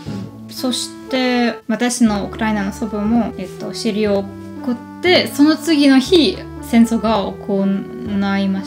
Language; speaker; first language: Japanese; non-native, learner; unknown